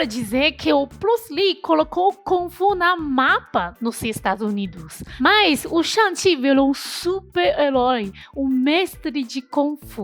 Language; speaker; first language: Portuguese; non-native, fluent; Chinese